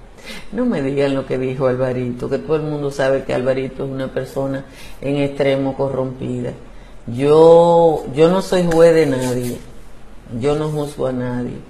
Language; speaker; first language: Spanish; native; Spanish